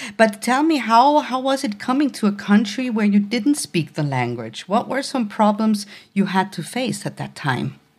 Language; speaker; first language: English; non-native, fluent; German